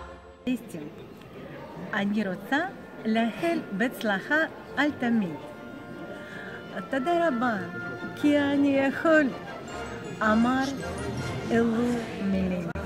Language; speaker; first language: Hebrew; non-native, learner; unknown